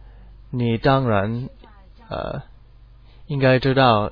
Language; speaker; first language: Chinese; non-native, learner; English